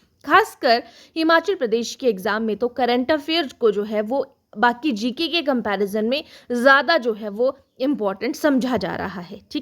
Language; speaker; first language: Hindi; native; Hindi